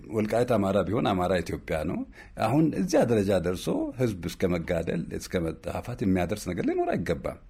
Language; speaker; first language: Amharic; native; Amharic